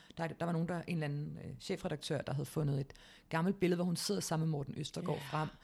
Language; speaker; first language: Danish; native; Danish